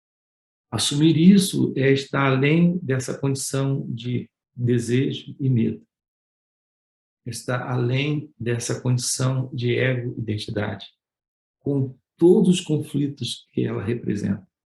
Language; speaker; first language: Portuguese; native; Portuguese